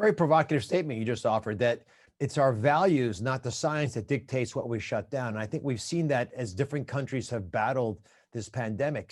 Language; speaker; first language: English; native; English